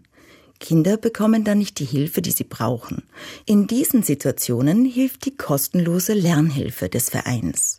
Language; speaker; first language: German; native; German